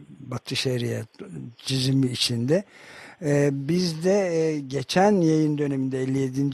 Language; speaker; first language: Turkish; native; Turkish